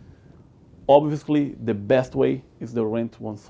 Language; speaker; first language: English; non-native, learner; Portuguese